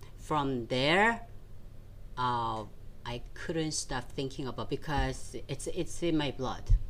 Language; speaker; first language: English; non-native, fluent; Korean